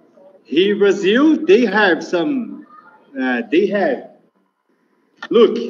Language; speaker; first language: English; non-native, learner; Portuguese